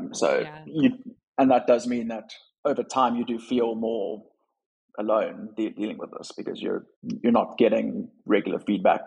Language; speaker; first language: English; native; English